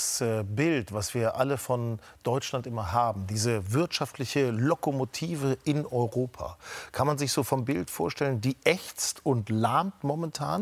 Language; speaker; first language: German; native; German